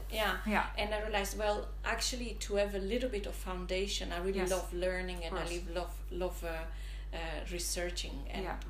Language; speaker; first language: English; non-native, fluent; Italian